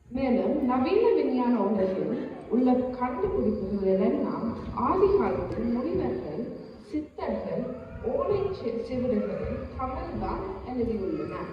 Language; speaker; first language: Tamil; early bilingual, heritage; Tamil